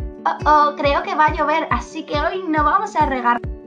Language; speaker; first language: Spanish; native; Spanish